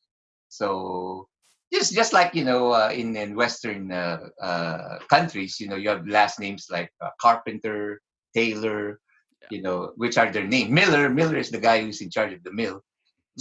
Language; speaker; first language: English; non-native, local second language; Filipino